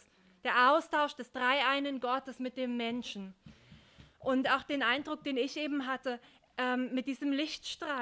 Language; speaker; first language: German; native; German